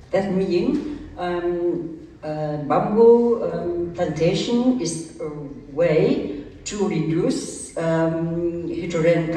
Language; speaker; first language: English; early bilingual, other home language; German